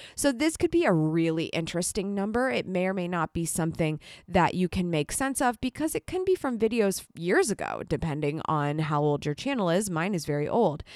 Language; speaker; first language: English; native; English